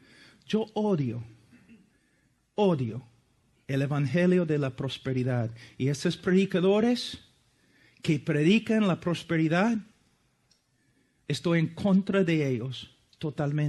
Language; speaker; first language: Spanish; non-native, fluent; English